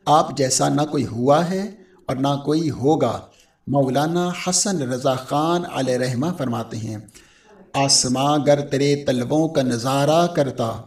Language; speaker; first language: Urdu; native; Urdu